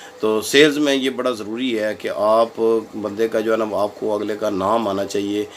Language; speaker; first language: Urdu; non-native, local second language; Punjabi